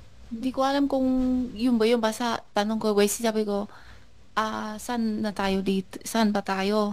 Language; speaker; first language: Filipino; non-native, learner; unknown